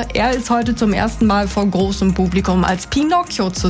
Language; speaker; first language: German; native; German